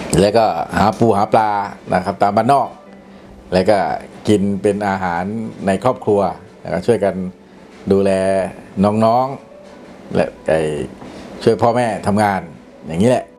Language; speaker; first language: Thai; native; Thai